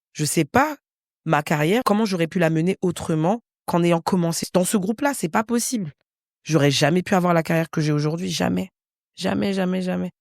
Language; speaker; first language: French; native; French